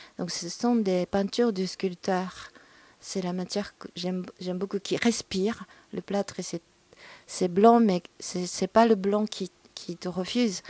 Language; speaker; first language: French; non-native, fluent; Japanese